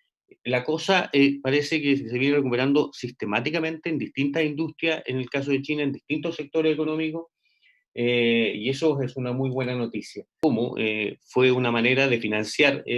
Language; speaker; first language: Spanish; native; Spanish